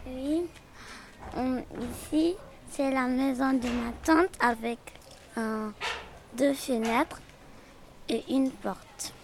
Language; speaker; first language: French; non-native, learner; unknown